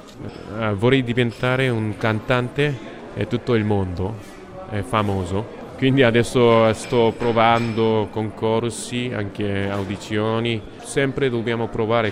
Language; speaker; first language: Italian; non-native, learner; Korean